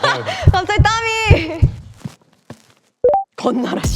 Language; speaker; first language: Korean; native; Korean